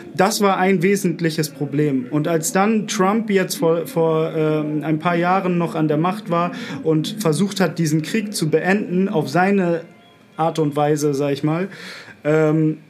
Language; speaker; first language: German; native; German